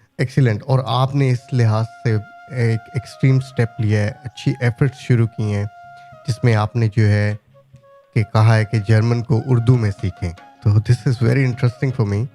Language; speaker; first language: Urdu; native; Urdu